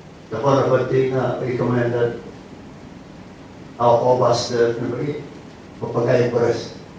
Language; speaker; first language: English; non-native, local second language; Central Dusun